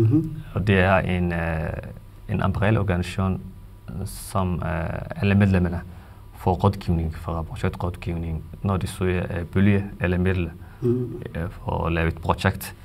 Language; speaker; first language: Danish; non-native, fluent; Somali